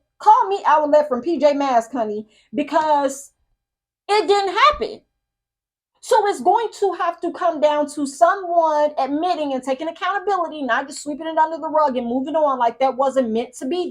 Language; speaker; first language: English; native; English